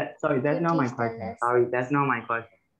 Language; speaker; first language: English; non-native, learner; Burmese